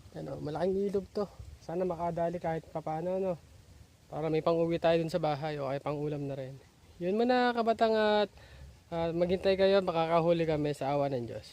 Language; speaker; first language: Filipino; native; Filipino